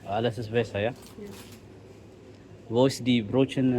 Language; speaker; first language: German; non-native, learner; Amharic